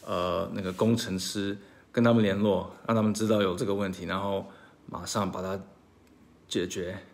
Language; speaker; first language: Chinese; early bilingual, heritage; Chinese